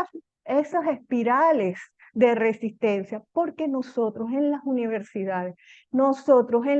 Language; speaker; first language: Spanish; native; Spanish